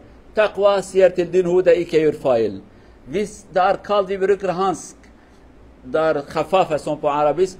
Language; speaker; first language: Swedish; non-native, learner; Kurdish